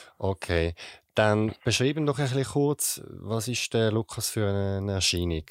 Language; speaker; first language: German; native; German